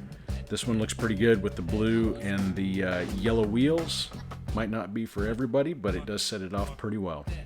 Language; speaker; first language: English; native; English